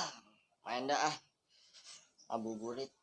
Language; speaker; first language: Indonesian; native; Indonesian